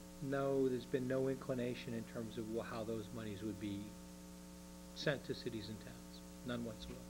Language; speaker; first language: English; native; English